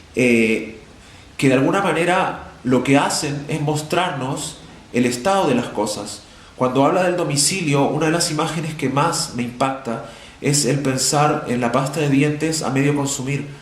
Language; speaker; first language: Spanish; native; Spanish